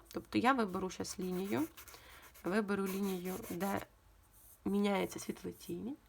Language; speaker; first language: Ukrainian; non-native, local second language; Russian